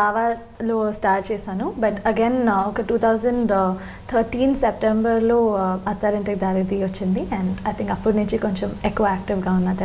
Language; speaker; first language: Telugu; non-native, local second language; Kannada